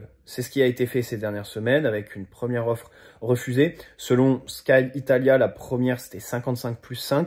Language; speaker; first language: French; native; French